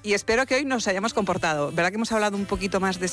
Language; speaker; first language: Spanish; native; Spanish